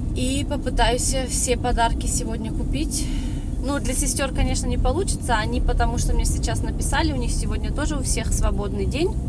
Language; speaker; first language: Russian; early bilingual, heritage; Russian